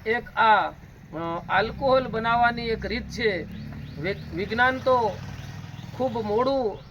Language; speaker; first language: Gujarati; native; Gujarati